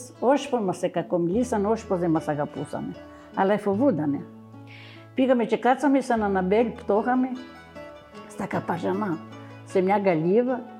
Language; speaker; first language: Greek; native; Greek